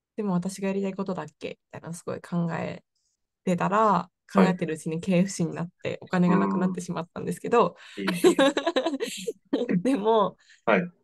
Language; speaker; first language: Japanese; native; Japanese